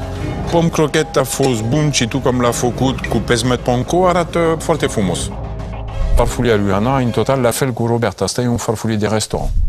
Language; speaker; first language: Romanian; non-native, learner; French